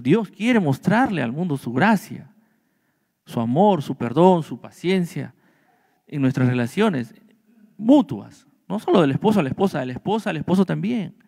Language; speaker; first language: Spanish; native; Spanish